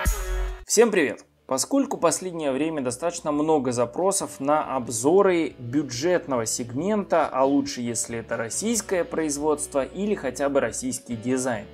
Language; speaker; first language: Russian; native; Russian